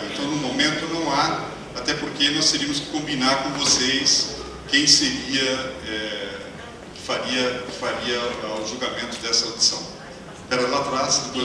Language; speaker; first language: Portuguese; native; Portuguese